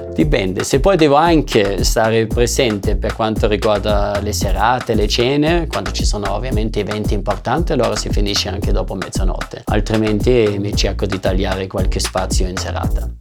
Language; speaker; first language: Italian; non-native, fluent; German